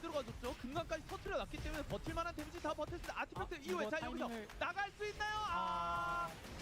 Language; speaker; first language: Korean; native; Korean